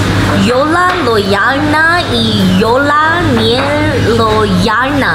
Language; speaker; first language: Polish; non-native, learner; Korean